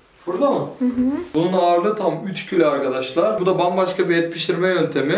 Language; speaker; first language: Turkish; native; Turkish